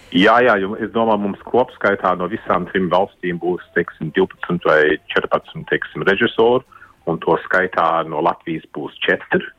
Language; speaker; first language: Latvian; early bilingual, heritage; Latvian